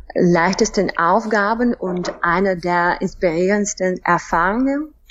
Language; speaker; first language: German; non-native, fluent; Russian